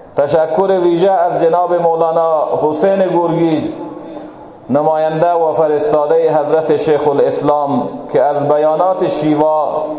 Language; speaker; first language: Persian; non-native, local second language; Baluchi